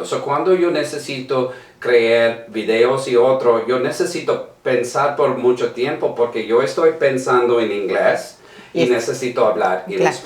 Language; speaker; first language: Spanish; non-native, learner; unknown